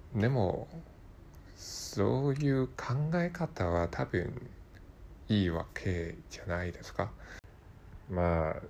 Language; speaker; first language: Japanese; non-native, learner; Cantonese